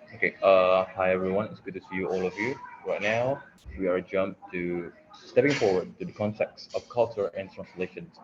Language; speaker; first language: English; non-native, learner; Indonesian